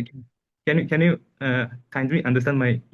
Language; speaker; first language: English; non-native, learner; Japanese